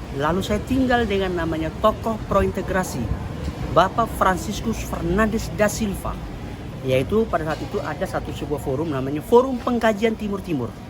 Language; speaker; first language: Indonesian; non-native, local second language; Tetum